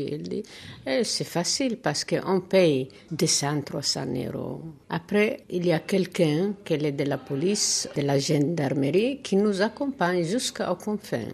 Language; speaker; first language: French; non-native, learner; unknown